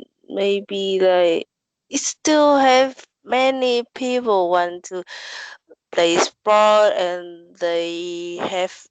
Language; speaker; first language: English; non-native, learner; Vietnamese